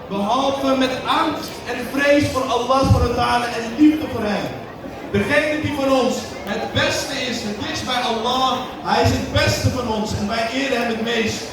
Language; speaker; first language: Dutch; early bilingual, other home language; Indonesian